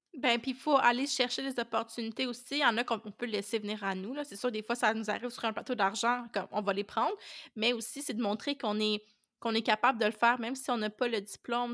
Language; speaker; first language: French; native; French